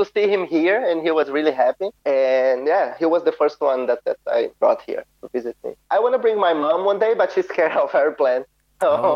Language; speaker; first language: English; non-native, fluent; Portuguese